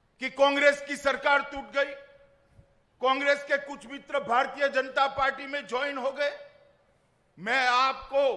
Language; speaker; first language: Hindi; non-native, local second language; Gujarati